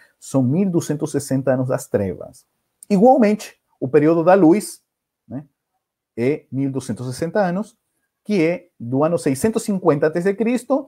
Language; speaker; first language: Portuguese; non-native, fluent; Spanish